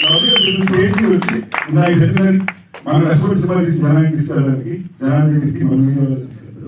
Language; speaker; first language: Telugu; non-native, fluent; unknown